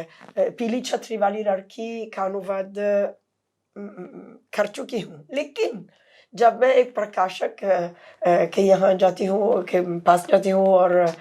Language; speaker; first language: Hindi; non-native, fluent; Italian